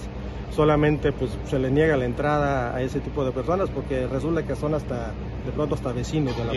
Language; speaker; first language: Spanish; native; Spanish